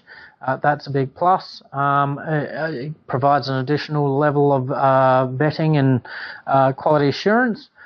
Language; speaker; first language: English; native; English